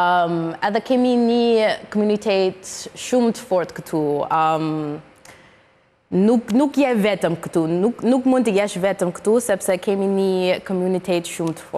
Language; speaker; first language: Albanian; non-native, learner; English